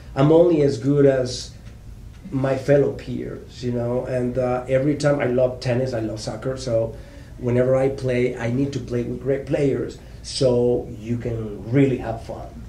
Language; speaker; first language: English; non-native, fluent; Spanish